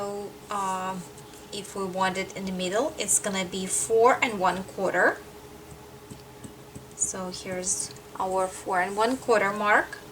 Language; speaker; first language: English; non-native, fluent; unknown